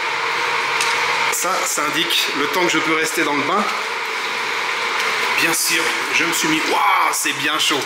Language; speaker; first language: French; native; French